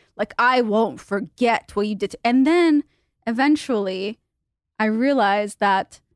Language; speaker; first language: English; non-native, fluent; Hebrew